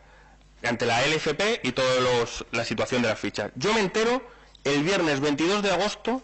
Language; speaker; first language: Spanish; native; Spanish